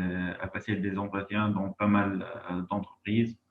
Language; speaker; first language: French; non-native, local second language; Arabic